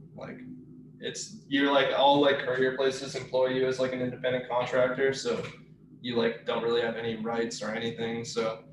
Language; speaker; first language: English; native; English